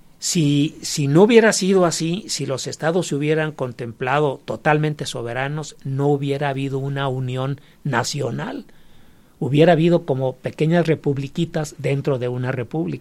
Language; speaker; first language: Spanish; native; Spanish